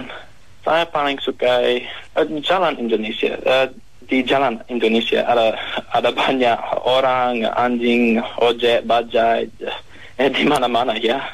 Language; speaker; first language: Indonesian; non-native, learner; English